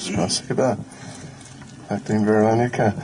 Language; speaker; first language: Russian; non-native, learner; English